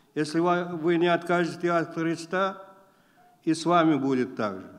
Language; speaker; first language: Russian; non-native, local second language; Uzbek